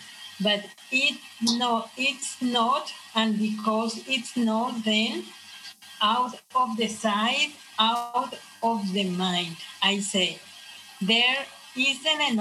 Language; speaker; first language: English; non-native, fluent; Spanish